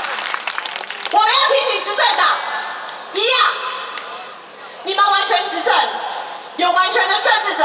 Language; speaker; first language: Chinese; native; Chinese